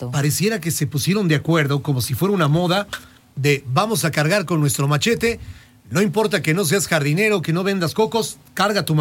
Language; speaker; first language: Spanish; native; Spanish